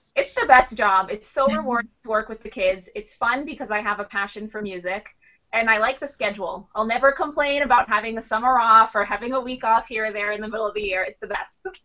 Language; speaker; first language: English; native; English